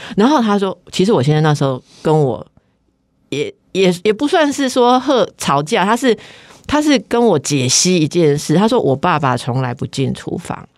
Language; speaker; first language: Chinese; native; Chinese